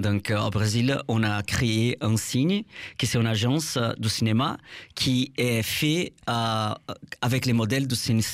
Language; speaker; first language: French; non-native, fluent; Portuguese